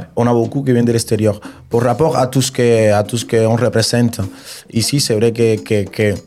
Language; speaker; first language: French; non-native, fluent; Spanish